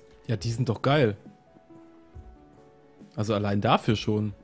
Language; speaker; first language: German; native; German